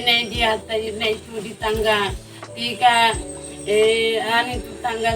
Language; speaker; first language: Indonesian; non-native, local second language; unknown